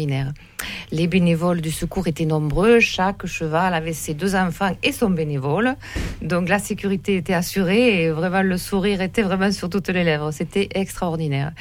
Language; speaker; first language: French; native; French